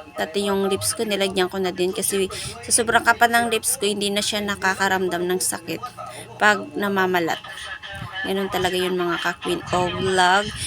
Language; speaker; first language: Filipino; non-native, local second language; Cebuano